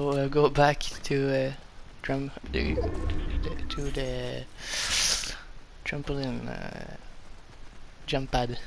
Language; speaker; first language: English; non-native, learner; French